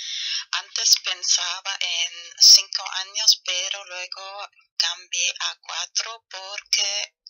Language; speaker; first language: Spanish; non-native, fluent; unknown